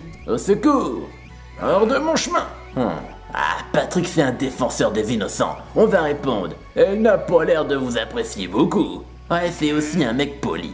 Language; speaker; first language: French; native; French